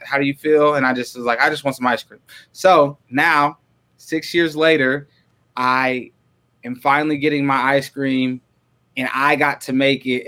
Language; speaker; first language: English; native; English